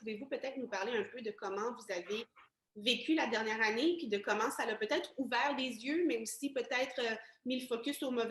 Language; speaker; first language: French; native; French